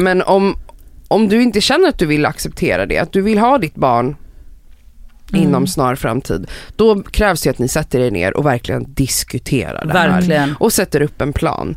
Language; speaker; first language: Swedish; native; Swedish